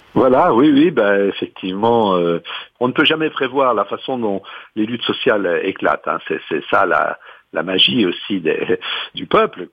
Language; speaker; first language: French; native; French